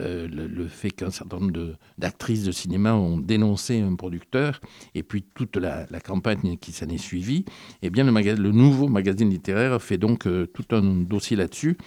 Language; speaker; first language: French; native; French